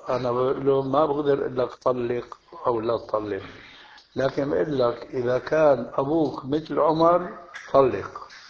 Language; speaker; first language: Arabic; early bilingual, other home language; Albanian